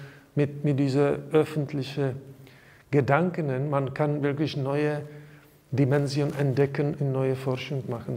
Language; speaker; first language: German; non-native, learner; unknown